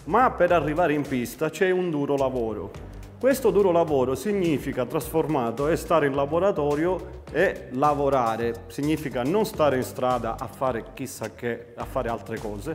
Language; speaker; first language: Italian; native; Italian